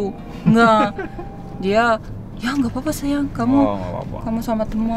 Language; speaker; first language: Indonesian; non-native, learner; Russian